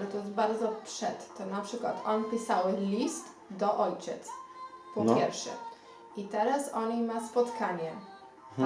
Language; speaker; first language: Polish; non-native, learner; Xhosa